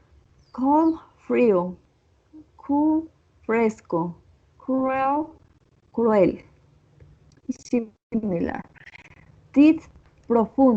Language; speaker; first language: English; non-native, learner; Spanish